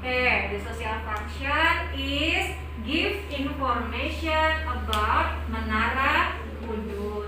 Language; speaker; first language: English; non-native, learner; Indonesian